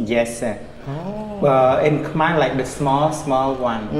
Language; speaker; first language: English; non-native, learner; Khmer